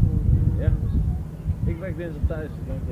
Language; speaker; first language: Dutch; non-native, learner; Indonesian